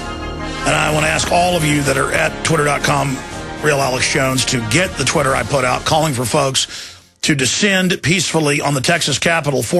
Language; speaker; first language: English; native; English